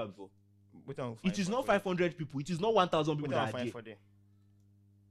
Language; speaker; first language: English; non-native, local second language; Yoruba